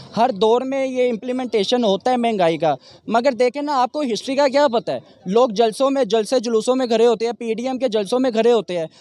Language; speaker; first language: Urdu; non-native, local second language; Punjabi